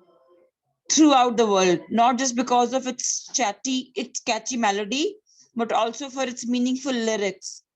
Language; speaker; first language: English; non-native, local second language; Urdu